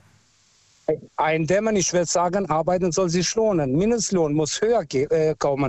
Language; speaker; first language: German; non-native, fluent; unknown